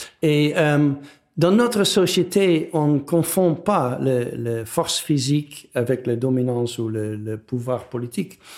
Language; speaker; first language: French; non-native, fluent; Dutch